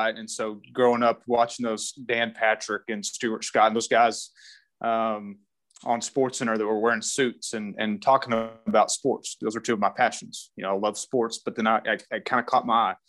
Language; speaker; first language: English; native; English